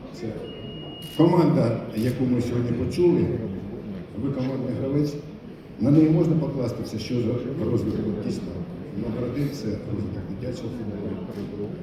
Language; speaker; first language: Ukrainian; native; Ukrainian